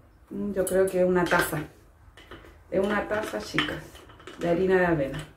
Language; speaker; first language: Spanish; native; Spanish